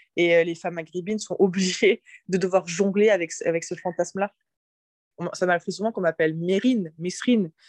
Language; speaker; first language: French; early bilingual, other home language; Arabic